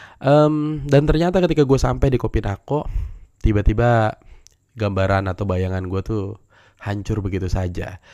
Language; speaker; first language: Indonesian; native; Indonesian